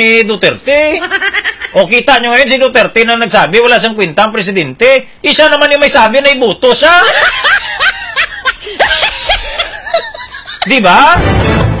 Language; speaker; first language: Filipino; non-native, local second language; Hiligaynon